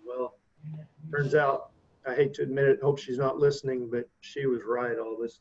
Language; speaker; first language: English; native; English